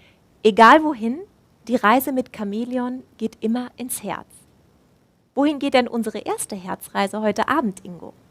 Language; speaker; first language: German; native; German